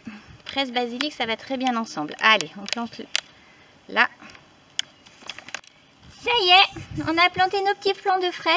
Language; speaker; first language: French; native; French